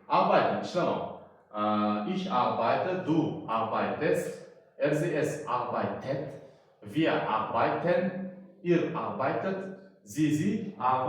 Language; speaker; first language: German; non-native, fluent; Uzbek